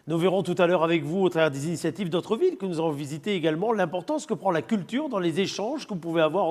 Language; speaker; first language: French; native; French